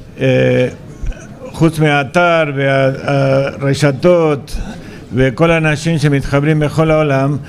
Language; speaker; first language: Hebrew; non-native, fluent; Spanish